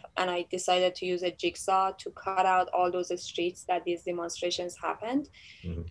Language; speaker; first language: English; non-native, fluent; Persian